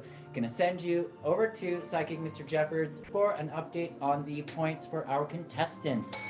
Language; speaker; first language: English; native; English